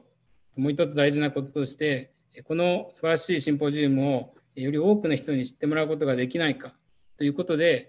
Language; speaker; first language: Japanese; native; Japanese